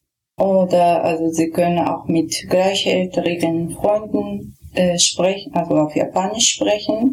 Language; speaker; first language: German; non-native, fluent; Japanese